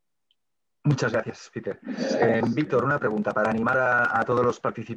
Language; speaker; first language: Spanish; native; Spanish